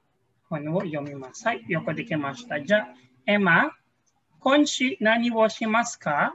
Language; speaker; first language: Japanese; non-native, fluent; Filipino